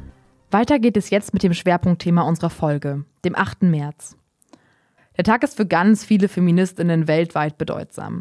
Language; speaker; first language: German; native; German